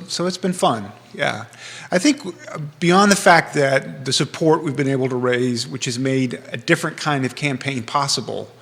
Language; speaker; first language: English; native; English